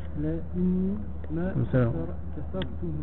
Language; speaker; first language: Arabic; non-native, learner; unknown